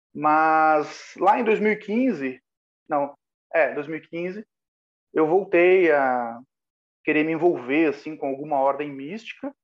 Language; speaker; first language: Portuguese; native; Portuguese